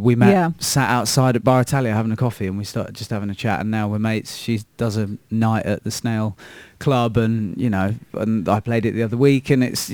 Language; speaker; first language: English; native; English